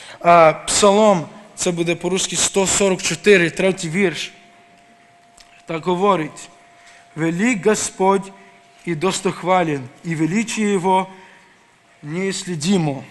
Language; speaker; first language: Ukrainian; early bilingual, heritage; Ukrainian